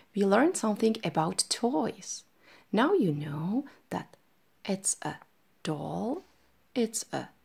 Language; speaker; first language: English; non-native, fluent; Czech